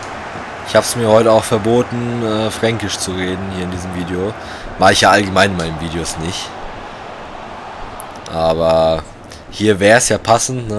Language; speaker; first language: German; native; German